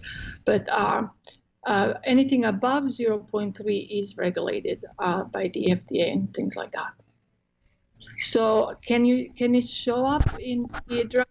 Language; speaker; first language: English; non-native, fluent; Croatian